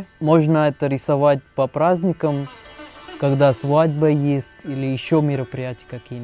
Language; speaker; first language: Russian; non-native, learner; Hindi